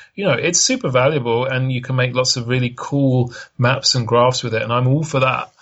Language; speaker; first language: English; native; English